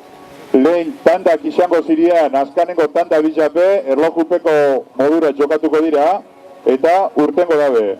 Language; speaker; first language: Basque; native; Basque